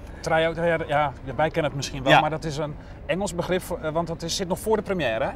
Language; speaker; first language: Dutch; native; Dutch